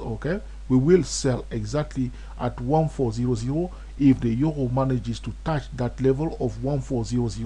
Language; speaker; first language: English; non-native, fluent; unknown